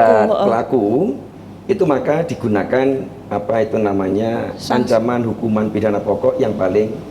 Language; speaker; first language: Indonesian; native; Indonesian